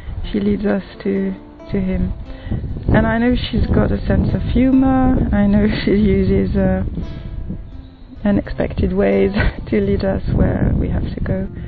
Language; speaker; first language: English; non-native, fluent; French